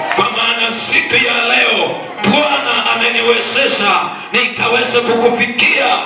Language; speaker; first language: Swahili; non-native, local second language; Luyia